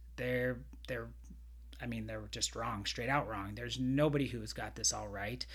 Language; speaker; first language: English; native; English